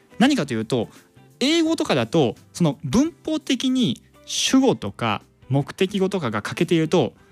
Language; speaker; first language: Japanese; native; Japanese